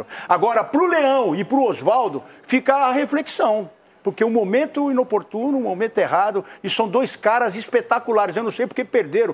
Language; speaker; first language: Portuguese; native; Portuguese